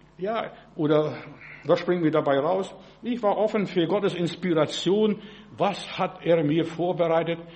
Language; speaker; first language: German; non-native, fluent; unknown